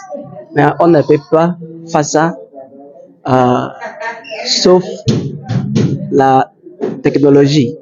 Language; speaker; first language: French; non-native, learner; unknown